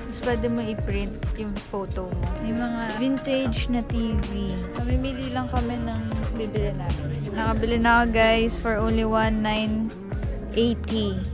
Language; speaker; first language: Filipino; native; Filipino